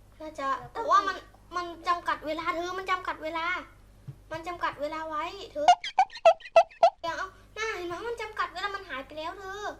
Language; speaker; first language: Thai; native; Thai